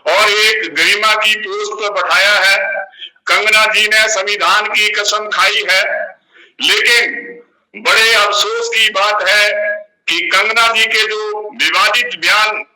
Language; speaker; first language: Hindi; native; Hindi